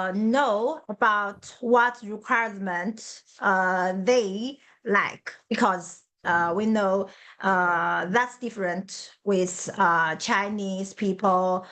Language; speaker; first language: English; non-native, learner; Chinese